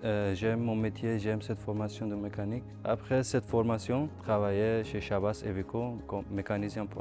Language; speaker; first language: French; non-native, learner; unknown